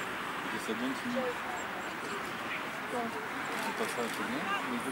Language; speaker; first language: French; native; French